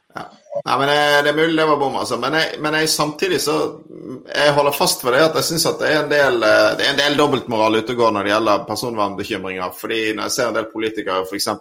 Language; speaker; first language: Norwegian; native; Norwegian